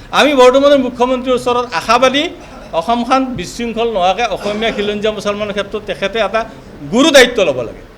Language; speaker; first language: Assamese; native; Assamese